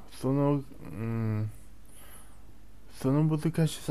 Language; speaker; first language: Japanese; non-native, learner; Chinese